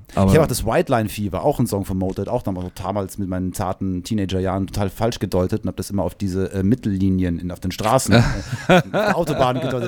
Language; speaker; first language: German; native; German